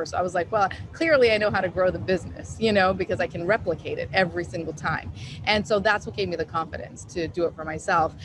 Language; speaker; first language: English; native; English